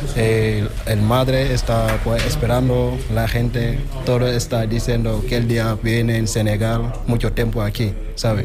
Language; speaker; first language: Spanish; non-native, learner; Wolof